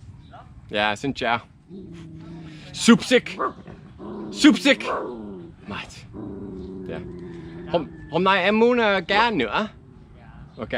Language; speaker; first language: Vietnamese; non-native, learner; English